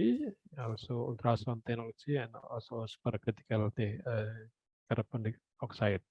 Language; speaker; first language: English; non-native, fluent; Indonesian